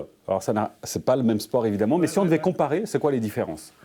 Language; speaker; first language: French; native; French